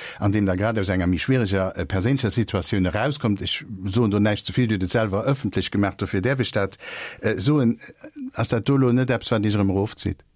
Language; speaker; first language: Luxembourgish; native; Luxembourgish